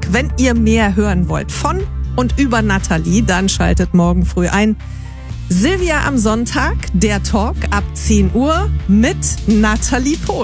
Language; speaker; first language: German; native; German